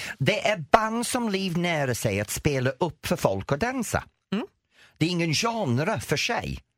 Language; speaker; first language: Swedish; non-native, fluent; English